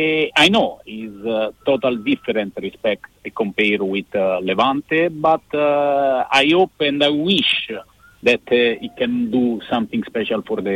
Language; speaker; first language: English; non-native, learner; Italian